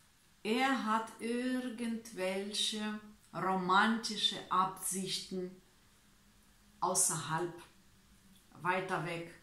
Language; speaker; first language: German; non-native, learner; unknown